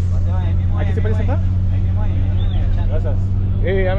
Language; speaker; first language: Spanish; non-native, fluent; French